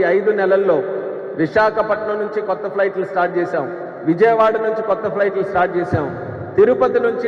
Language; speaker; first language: Telugu; native; Telugu